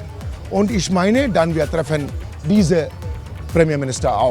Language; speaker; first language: German; non-native, learner; Assamese